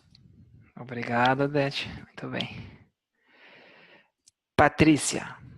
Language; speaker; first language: Portuguese; native; Portuguese